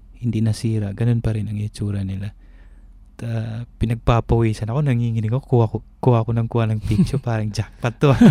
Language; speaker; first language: Filipino; non-native, local second language; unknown